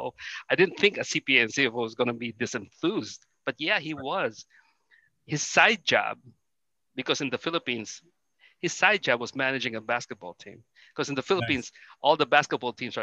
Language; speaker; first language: English; non-native, local second language; Filipino